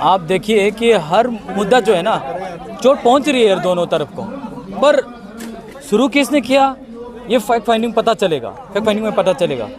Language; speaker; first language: Hindi; non-native, local second language; Manipuri